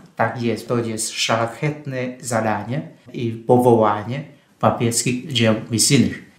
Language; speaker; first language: Polish; non-native, fluent; Vietnamese